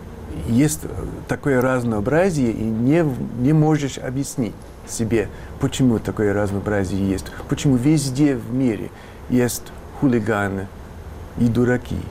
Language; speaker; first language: Russian; non-native, fluent; English